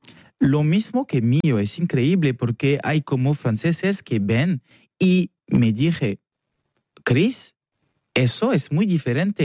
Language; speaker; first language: Spanish; non-native, learner; French